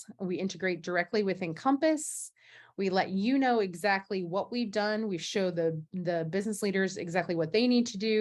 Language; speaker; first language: English; native; English